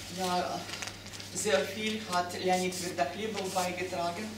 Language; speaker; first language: German; non-native, fluent; Russian